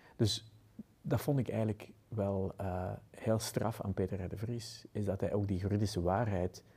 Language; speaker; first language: Dutch; native; Dutch